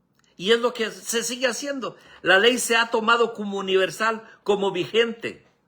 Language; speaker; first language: Spanish; native; Spanish